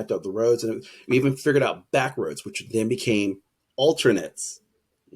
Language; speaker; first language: English; native; English